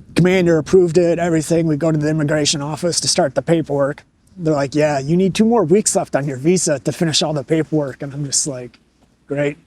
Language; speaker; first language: English; native; English